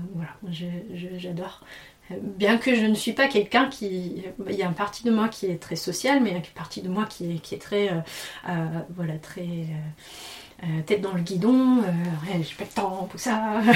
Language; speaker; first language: French; non-native, fluent; English